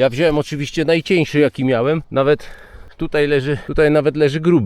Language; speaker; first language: Polish; native; Polish